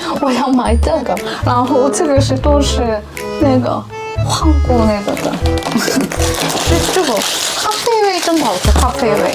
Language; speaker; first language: Chinese; non-native, learner; Korean